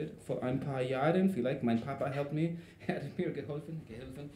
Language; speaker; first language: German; non-native, learner; Spanish